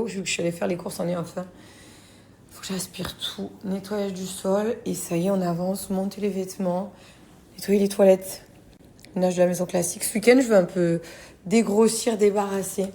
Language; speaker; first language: French; native; French